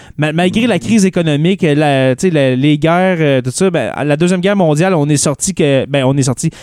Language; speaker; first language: French; native; French